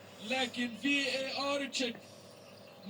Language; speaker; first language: Arabic; native; Arabic